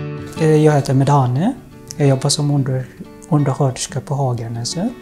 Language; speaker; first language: Swedish; non-native, fluent; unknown